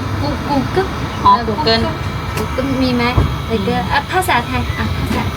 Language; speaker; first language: Thai; non-native, learner; Chinese